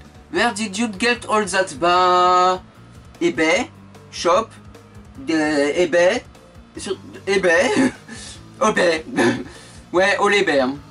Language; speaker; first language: English; non-native, learner; French